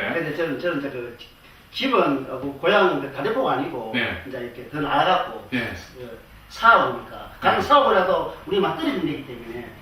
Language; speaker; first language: Korean; native; Korean